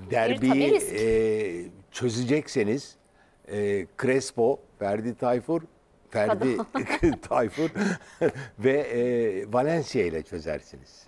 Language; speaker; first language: Turkish; native; Turkish